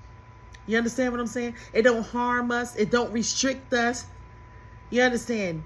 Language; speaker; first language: English; native; English